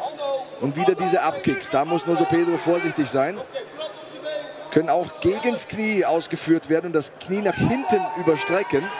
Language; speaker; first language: German; native; German